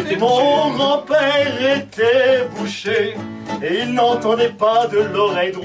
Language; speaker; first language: French; native; French